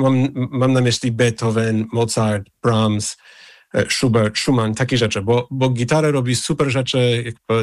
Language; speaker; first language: Polish; non-native, fluent; English